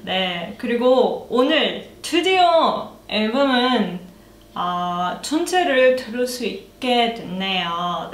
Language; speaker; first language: Korean; non-native, learner; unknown